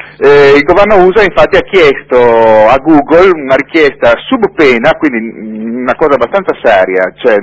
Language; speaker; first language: Italian; native; Italian